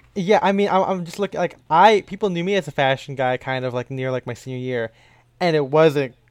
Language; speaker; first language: English; early bilingual, other home language; Filipino